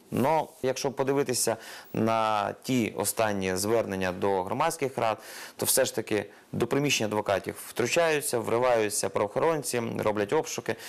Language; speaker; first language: Ukrainian; non-native, local second language; Russian